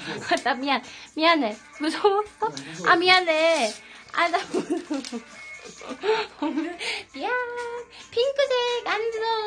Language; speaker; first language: Korean; non-native, learner; Swedish